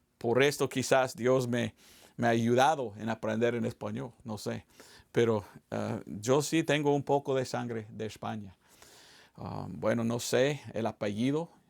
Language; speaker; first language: Spanish; non-native, fluent; English